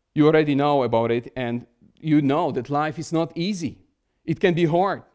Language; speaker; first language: English; non-native, fluent; Polish